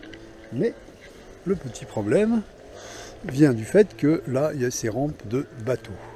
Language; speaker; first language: French; native; French